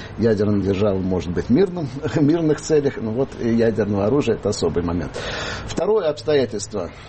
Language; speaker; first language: Russian; native; Russian